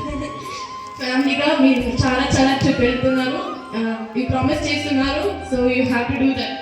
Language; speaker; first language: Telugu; non-native, learner; Tamil